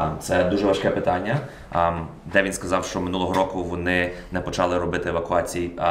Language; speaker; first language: Ukrainian; native; Ukrainian